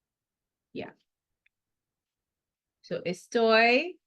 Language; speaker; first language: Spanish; non-native, fluent; English